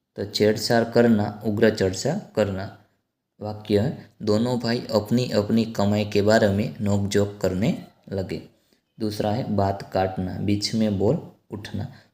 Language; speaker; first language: Hindi; non-native, local second language; Gujarati